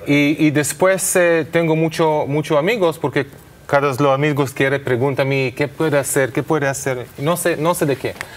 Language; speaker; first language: Spanish; non-native, learner; Hebrew